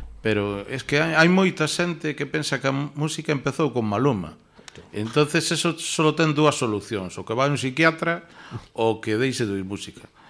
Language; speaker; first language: Galician; non-native, local second language; Spanish